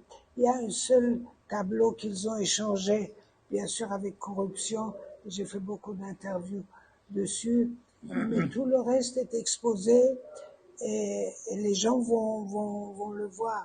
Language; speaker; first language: French; non-native, fluent; Persian